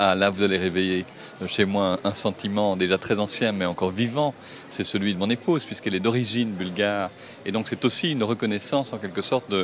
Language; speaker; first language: French; native; French